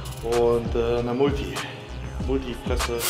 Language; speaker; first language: German; native; German